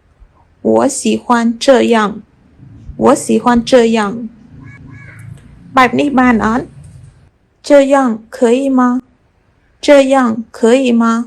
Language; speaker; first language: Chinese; non-native, learner; Khmer